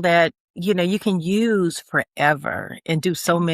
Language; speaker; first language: English; native; English